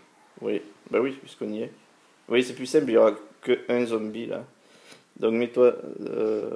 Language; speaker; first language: French; native; French